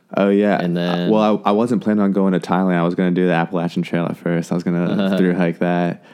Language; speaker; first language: English; native; English